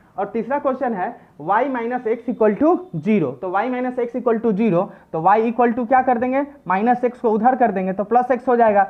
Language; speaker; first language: Hindi; native; Hindi